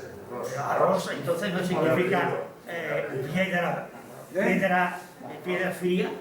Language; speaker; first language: Spanish; non-native, local second language; Catalan